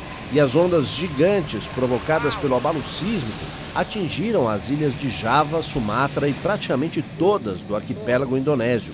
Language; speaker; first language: Portuguese; native; Portuguese